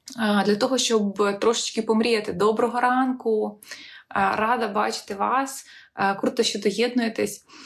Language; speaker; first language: Ukrainian; non-native, local second language; Russian